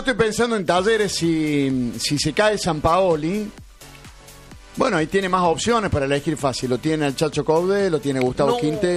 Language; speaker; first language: Spanish; native; Spanish